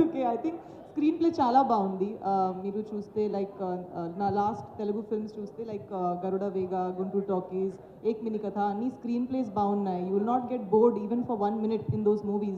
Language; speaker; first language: Telugu; non-native, learner; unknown